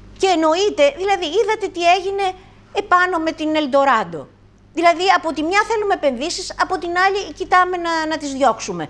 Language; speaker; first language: Greek; native; Greek